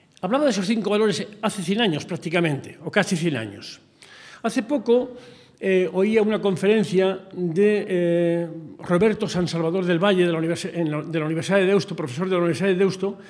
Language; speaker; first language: Spanish; native; Spanish